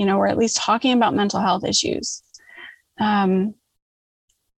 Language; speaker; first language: English; native; English